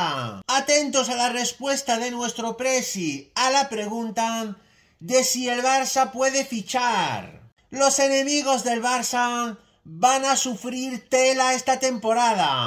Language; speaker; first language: Spanish; native; Spanish